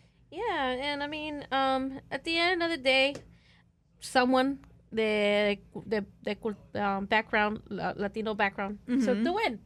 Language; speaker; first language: English; early bilingual, other home language; Spanish